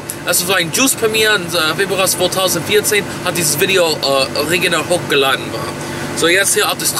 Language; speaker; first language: German; non-native, learner; English